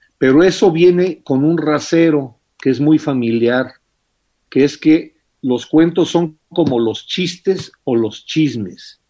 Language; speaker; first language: Spanish; early bilingual, heritage; English